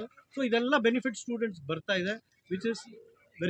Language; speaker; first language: Kannada; non-native, local second language; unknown